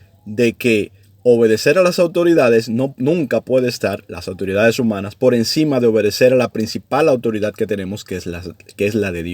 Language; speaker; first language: Spanish; native; Spanish